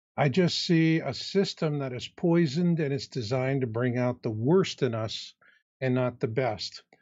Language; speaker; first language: English; native; English